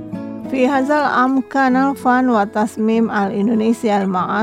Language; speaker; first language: Arabic; non-native, fluent; Indonesian